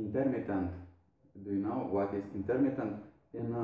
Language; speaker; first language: English; non-native, learner; Romanian